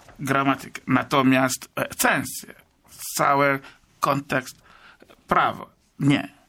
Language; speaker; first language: Polish; non-native, fluent; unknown